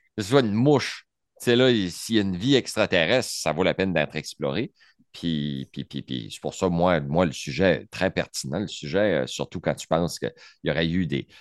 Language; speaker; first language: French; native; French